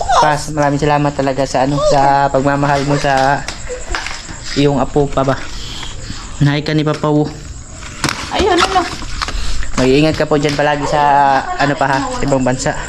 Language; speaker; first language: Filipino; non-native, local second language; Cebuano